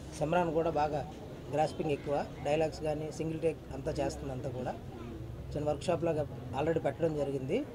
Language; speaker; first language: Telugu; native; Telugu